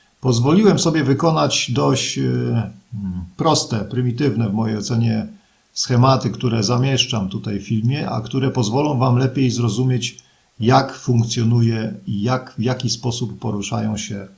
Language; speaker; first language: Polish; native; Polish